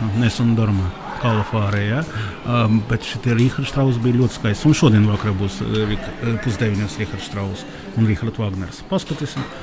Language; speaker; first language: Latvian; non-native, local second language; Russian